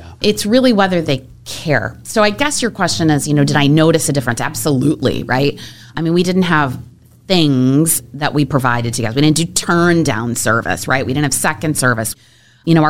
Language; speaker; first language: English; native; English